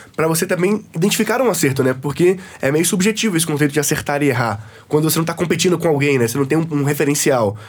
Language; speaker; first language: Portuguese; native; Portuguese